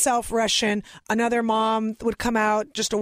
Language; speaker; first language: English; early bilingual, other home language; Russian